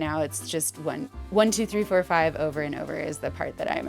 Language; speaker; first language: English; native; English